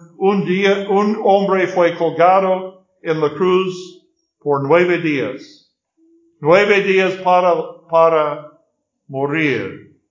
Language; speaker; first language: Spanish; non-native, learner; English